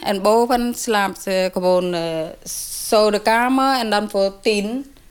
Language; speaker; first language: Dutch; non-native, learner; Khmer